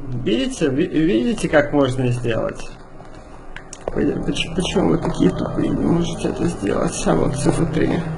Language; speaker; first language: Russian; native; Russian